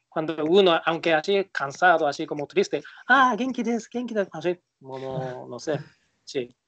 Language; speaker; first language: Spanish; non-native, learner; Japanese